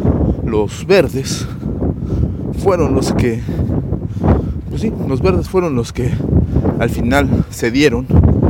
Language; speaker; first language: Spanish; native; Spanish